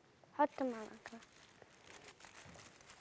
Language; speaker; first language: Arabic; native; Arabic